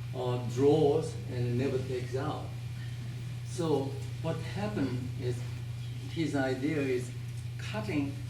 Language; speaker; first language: English; non-native, fluent; Japanese